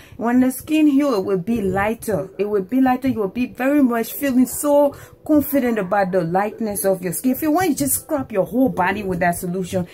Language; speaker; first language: English; native; English